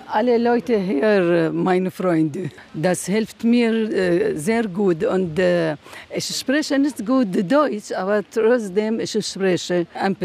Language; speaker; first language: German; non-native, learner; Arabic